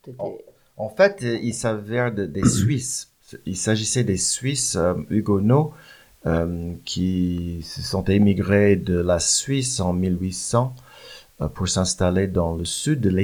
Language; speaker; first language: French; non-native, fluent; English